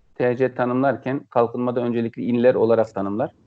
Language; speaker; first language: Turkish; native; Turkish